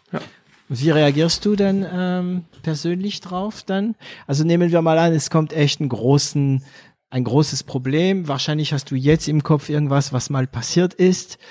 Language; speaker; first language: German; non-native, fluent; French